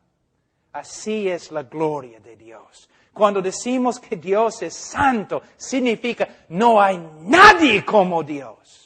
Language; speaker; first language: Spanish; non-native, fluent; English